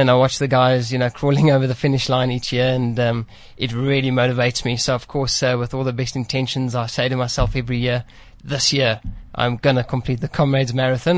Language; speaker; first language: English; native; English